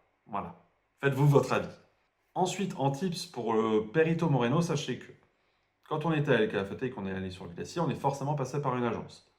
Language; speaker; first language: French; native; French